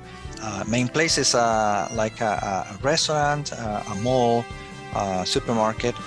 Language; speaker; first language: English; non-native, fluent; Spanish